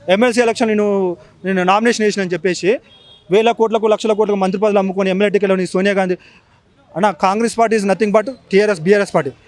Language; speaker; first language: Telugu; native; Telugu